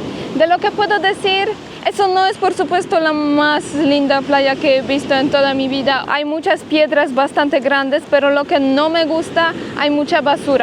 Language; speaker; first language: Spanish; non-native, fluent; Polish